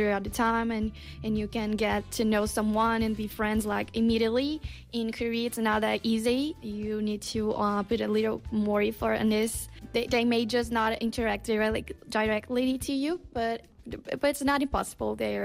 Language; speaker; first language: English; non-native, fluent; Portuguese